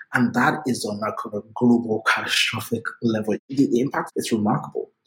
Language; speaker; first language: English; non-native, local second language; Yoruba